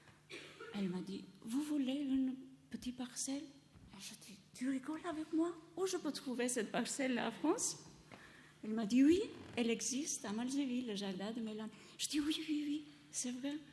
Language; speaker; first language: French; non-native, learner; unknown